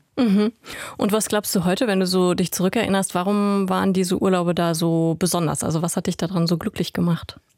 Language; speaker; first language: German; native; German